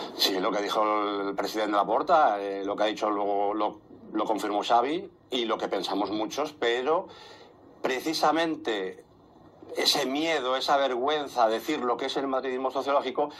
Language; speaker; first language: Spanish; native; Spanish